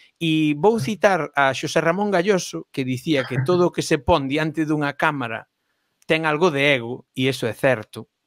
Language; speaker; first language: Galician; non-native, local second language; Spanish